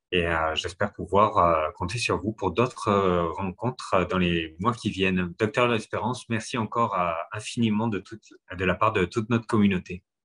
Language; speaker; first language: French; native; French